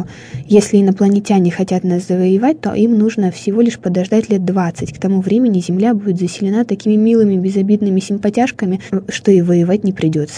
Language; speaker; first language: Russian; native; Russian